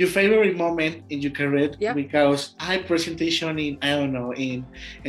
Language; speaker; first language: English; non-native, learner; Spanish